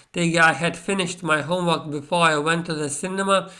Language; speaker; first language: English; non-native, fluent; Lithuanian